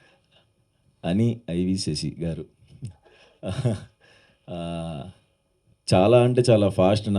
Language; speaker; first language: Telugu; native; Telugu